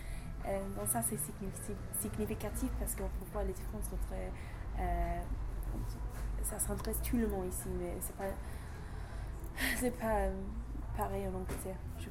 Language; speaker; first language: French; non-native, learner; English